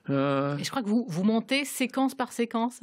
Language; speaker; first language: French; native; French